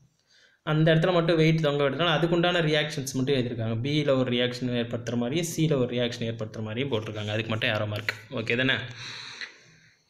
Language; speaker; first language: Tamil; native; Tamil